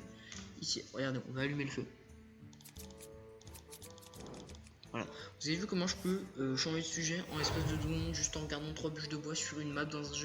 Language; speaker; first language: French; native; French